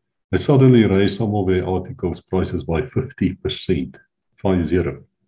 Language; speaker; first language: English; non-native, local second language; Afrikaans